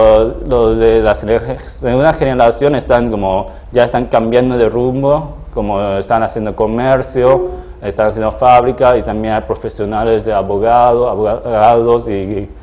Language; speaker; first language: Spanish; non-native, fluent; Chinese